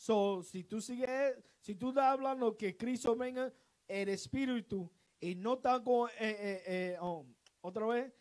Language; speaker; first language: Spanish; non-native, learner; English